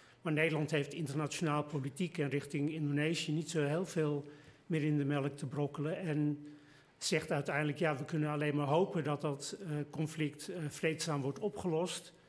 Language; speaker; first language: Dutch; early bilingual, other home language; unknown